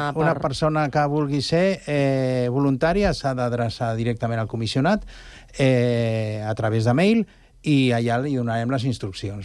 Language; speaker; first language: Catalan; native; Catalan